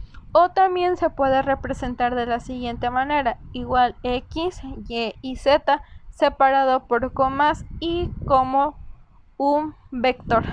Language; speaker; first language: Spanish; native; Spanish